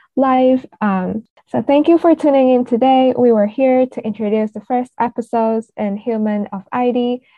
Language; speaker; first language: English; non-native, local second language; Cantonese